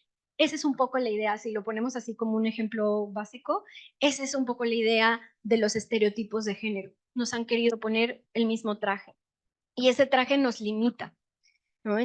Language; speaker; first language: Spanish; native; Spanish